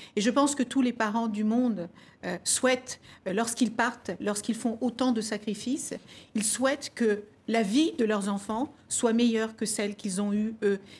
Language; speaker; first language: French; early bilingual, other home language; Kabuverdianu